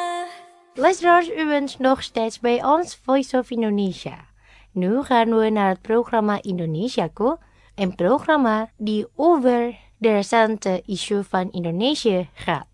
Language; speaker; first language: Dutch; non-native, learner; Indonesian